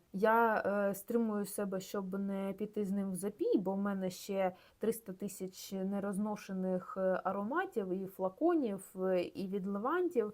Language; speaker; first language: Ukrainian; non-native, local second language; Russian